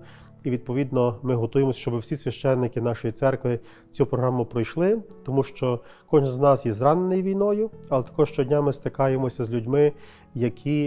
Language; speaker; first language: Ukrainian; native; Ukrainian